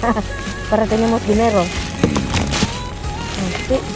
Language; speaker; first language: Spanish; non-native, learner; Filipino